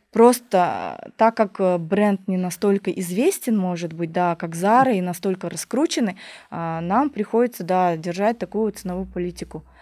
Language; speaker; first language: Russian; native; Russian